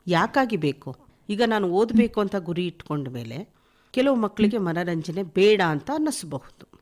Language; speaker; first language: Kannada; native; Kannada